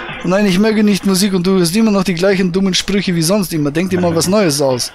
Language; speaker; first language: German; native; German